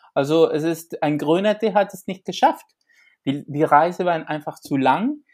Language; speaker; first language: German; non-native, fluent; Spanish